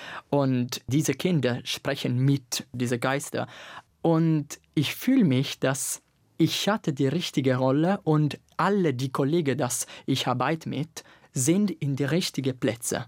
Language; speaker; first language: German; non-native, learner; Italian